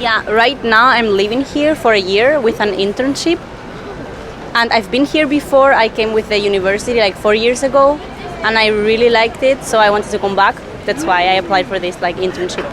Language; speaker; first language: English; non-native, fluent; Spanish